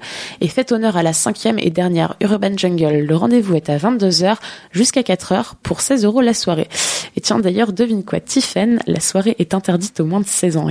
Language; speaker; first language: French; native; French